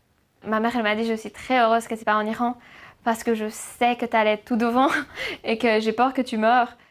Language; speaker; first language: French; non-native, fluent; Persian